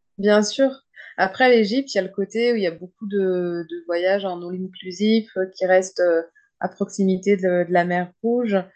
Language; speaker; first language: French; native; French